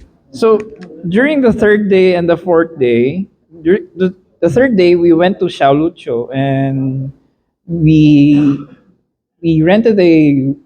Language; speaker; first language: English; non-native, fluent; Chinese